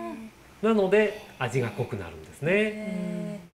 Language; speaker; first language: Japanese; native; Japanese